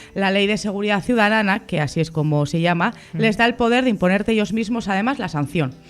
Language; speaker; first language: Spanish; native; Spanish